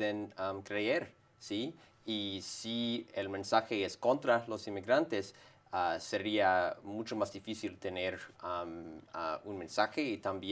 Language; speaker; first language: Spanish; non-native, fluent; English